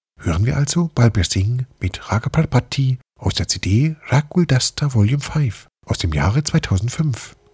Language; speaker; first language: German; native; German